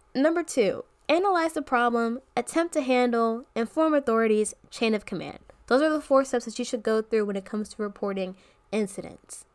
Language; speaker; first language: English; native; English